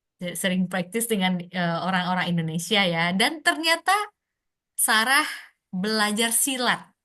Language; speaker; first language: Indonesian; native; Indonesian